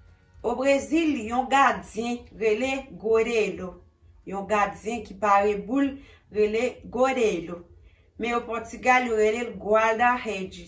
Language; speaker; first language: French; non-native, local second language; Haitian Creole